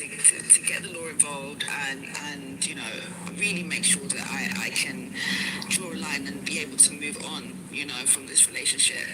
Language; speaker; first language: English; native; English